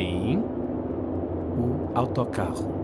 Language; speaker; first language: Portuguese; non-native, learner; English